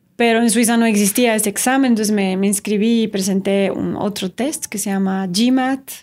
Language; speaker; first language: Spanish; non-native, fluent; Romanian